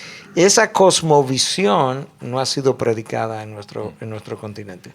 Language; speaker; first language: Spanish; native; Spanish